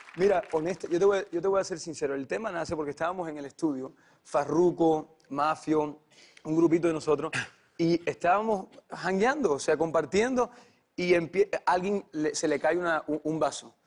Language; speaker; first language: Spanish; early bilingual, heritage; Spanish